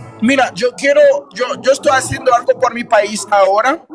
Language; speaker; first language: Spanish; non-native, learner; Haitian Creole